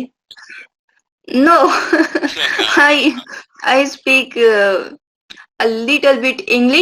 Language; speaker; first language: English; non-native, local second language; Urdu